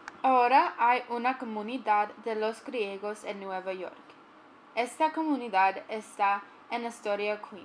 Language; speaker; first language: Spanish; non-native, learner; English